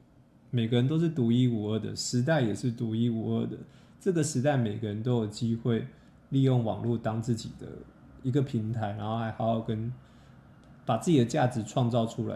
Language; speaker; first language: Chinese; native; Chinese